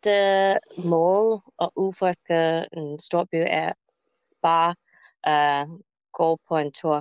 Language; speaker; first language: Danish; non-native, learner; English